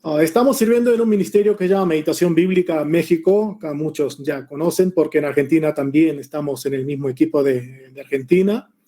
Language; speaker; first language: Spanish; early bilingual, other home language; Korean